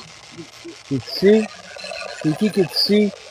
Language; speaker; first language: French; native; French